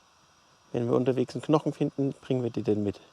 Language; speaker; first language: German; native; German